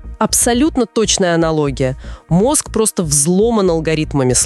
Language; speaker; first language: Russian; native; Russian